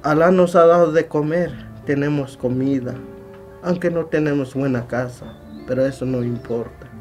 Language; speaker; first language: Spanish; non-native, local second language; Tzotzil